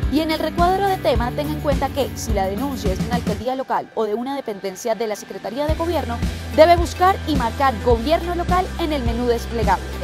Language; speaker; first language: Spanish; native; Spanish